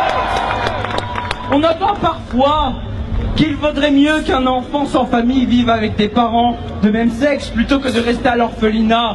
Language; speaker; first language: French; native; French